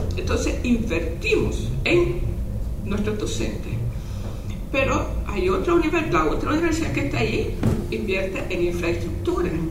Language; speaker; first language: Spanish; non-native, local second language; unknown